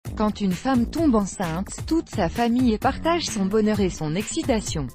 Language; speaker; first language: French; native; French